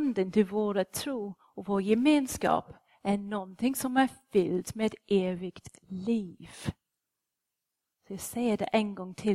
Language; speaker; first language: Swedish; non-native, fluent; English